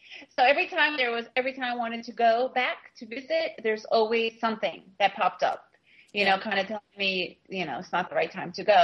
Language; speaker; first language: English; early bilingual, other home language; Russian